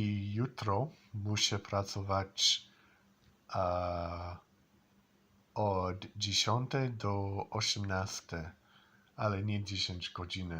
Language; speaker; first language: Polish; non-native, learner; English